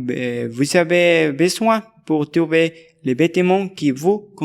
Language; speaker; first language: French; non-native, learner; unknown